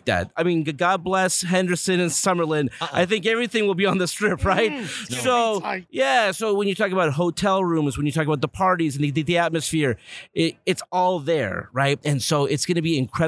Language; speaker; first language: English; native; English